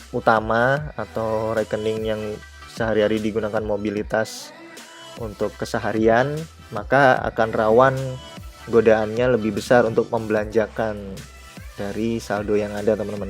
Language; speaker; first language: Indonesian; native; Indonesian